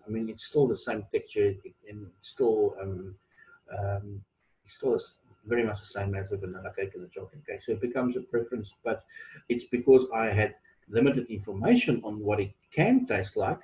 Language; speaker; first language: English; non-native, local second language; Afrikaans